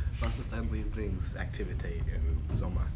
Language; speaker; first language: German; non-native, learner; English